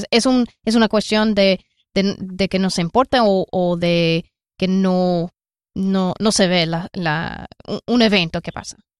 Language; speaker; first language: Spanish; non-native, fluent; English